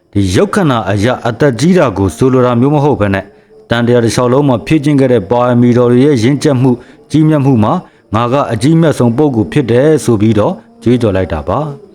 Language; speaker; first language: Burmese; native; Burmese